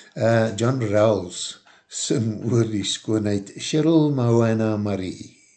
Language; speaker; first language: Afrikaans; native; Afrikaans